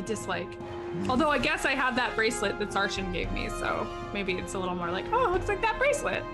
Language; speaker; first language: English; native; English